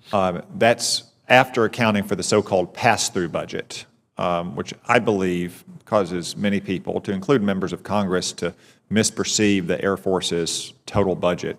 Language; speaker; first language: English; native; English